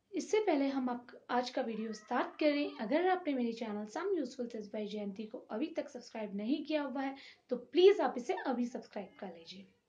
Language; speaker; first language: Hindi; native; Hindi